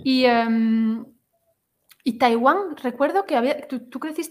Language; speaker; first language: Spanish; native; Spanish